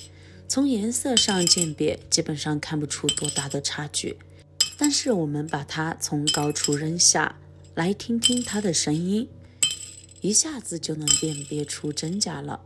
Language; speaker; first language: Chinese; native; Chinese